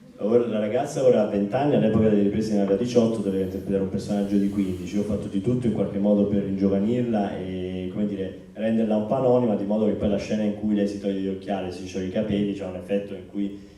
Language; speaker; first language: Italian; native; Italian